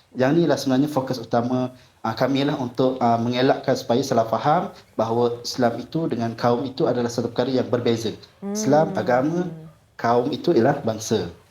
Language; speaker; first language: Malay; non-native, local second language; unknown